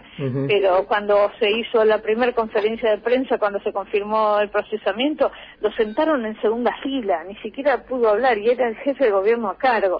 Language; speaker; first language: Spanish; native; Spanish